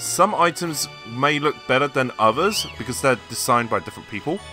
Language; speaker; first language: English; native; English